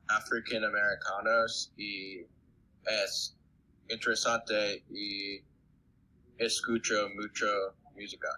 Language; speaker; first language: Spanish; non-native, learner; English